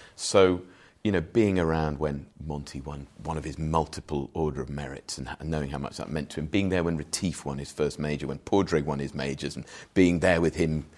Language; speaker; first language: English; native; English